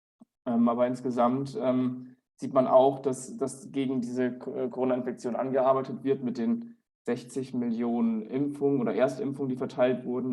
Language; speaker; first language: German; native; German